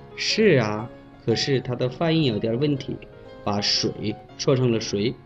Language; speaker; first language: Chinese; non-native, fluent; Bangla